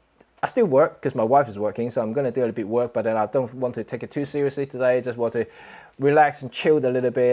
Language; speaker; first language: English; non-native, local second language; Cantonese